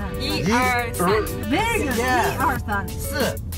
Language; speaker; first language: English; non-native, learner; Chinese